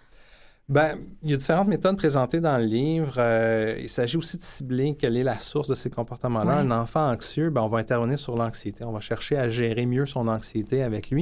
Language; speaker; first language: French; native; French